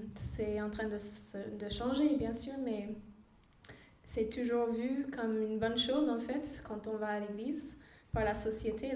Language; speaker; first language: French; non-native, fluent; English